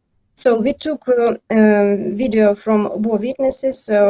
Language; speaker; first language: English; non-native, learner; Ukrainian